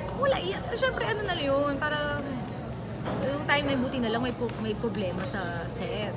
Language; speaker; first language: Filipino; native; Filipino